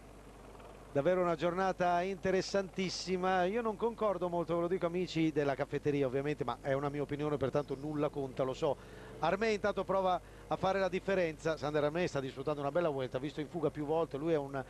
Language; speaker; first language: Italian; native; Italian